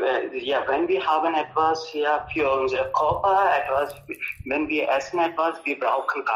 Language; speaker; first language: German; non-native, learner; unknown